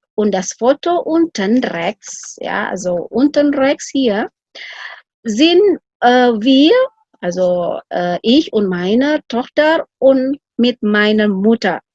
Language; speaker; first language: German; non-native, fluent; Indonesian